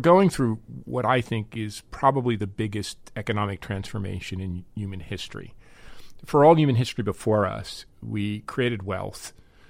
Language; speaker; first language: English; native; English